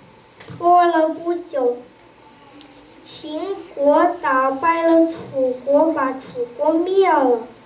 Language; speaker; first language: Chinese; early bilingual, heritage; Chinese